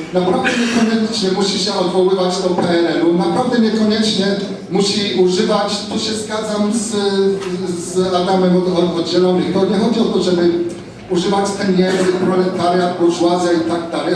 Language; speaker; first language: Polish; non-native, fluent; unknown